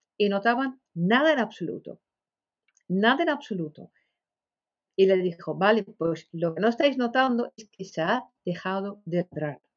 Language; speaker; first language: Spanish; non-native, fluent; Dutch